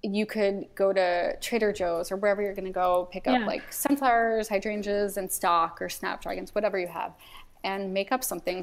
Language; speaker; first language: English; native; English